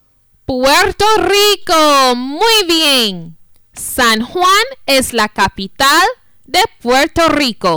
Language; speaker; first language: Spanish; non-native, fluent; English